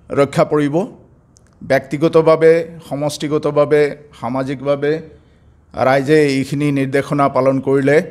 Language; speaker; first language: Assamese; non-native, local second language; Bangla